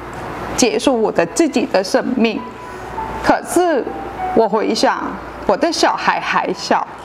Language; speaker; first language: Chinese; non-native, fluent; Vietnamese